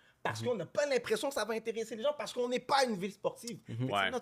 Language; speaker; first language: French; native; French